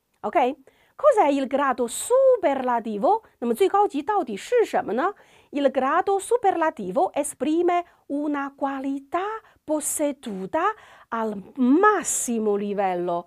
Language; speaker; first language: Italian; non-native, learner; Chinese